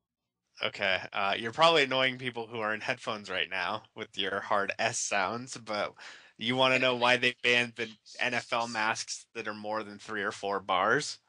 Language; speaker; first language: English; native; English